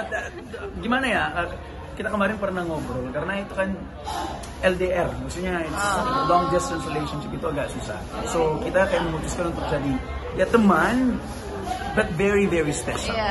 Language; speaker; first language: Indonesian; non-native, fluent; Filipino